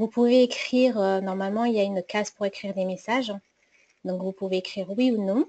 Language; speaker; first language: French; native; French